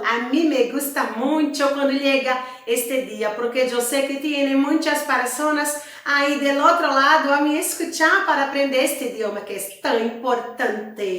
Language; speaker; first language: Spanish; non-native, learner; Portuguese